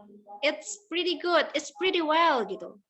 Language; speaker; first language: English; non-native, learner; Indonesian